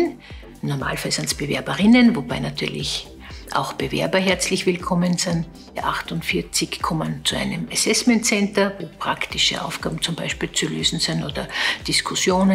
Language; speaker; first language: German; native; German